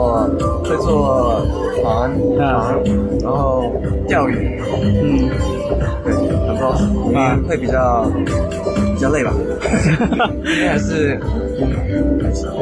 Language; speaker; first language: Chinese; early bilingual, heritage; Chinese